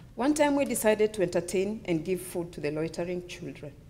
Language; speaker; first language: English; non-native, local second language; Luyia